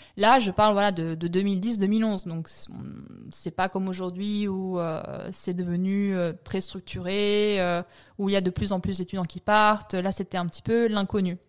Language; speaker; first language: French; early bilingual, other home language; Italian